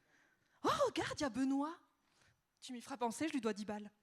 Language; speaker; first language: French; native; French